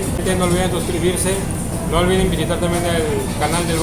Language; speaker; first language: Spanish; native; Spanish